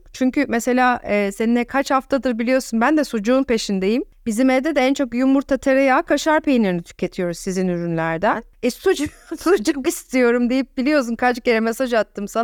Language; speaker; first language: Turkish; native; Turkish